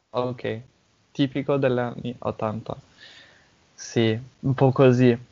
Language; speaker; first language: Italian; non-native, fluent; English